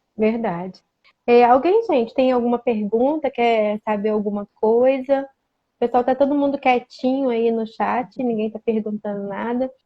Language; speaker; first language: Portuguese; native; Portuguese